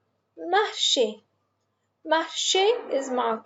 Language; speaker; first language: French; non-native, fluent; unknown